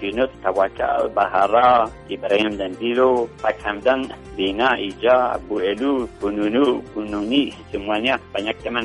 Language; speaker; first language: Indonesian; non-native, learner; English